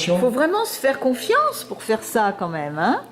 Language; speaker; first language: French; native; French